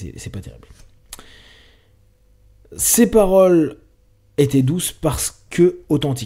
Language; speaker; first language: French; native; French